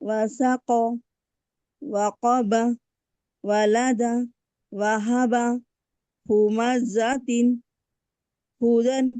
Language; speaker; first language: Arabic; non-native, learner; Telugu